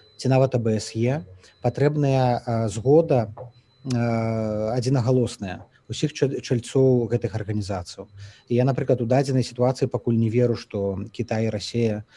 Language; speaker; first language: Belarusian; native; Belarusian